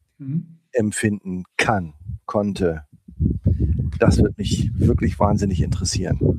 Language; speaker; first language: German; native; German